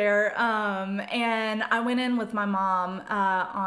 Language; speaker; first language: English; native; English